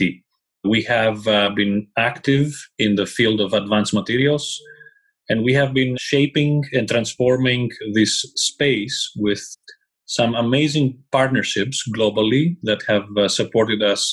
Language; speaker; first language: English; non-native, fluent; Greek